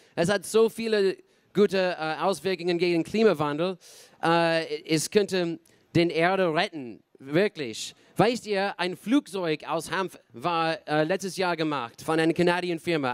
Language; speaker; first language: German; non-native, learner; English